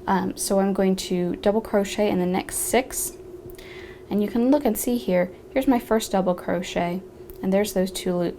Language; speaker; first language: English; native; English